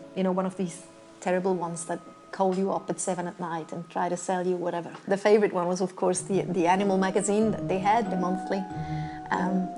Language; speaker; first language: English; non-native, fluent; Swiss German